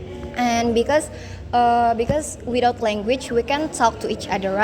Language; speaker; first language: English; non-native, learner; Indonesian